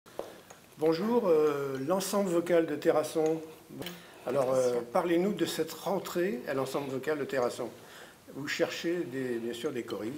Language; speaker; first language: French; native; French